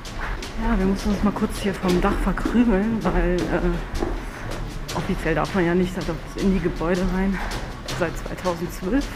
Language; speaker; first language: German; native; German